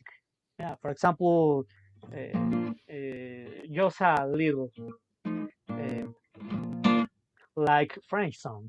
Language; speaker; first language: English; non-native, learner; Spanish